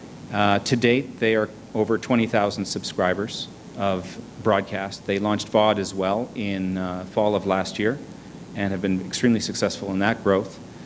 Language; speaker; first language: English; native; English